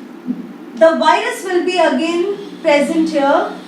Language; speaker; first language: English; non-native, local second language; Hindi